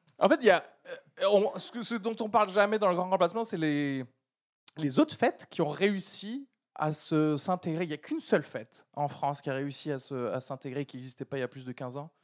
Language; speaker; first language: French; early bilingual, other home language; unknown